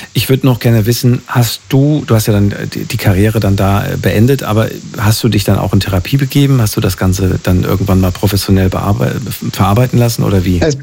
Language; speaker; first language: German; native; German